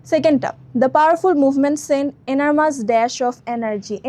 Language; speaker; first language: English; non-native, local second language; Bangla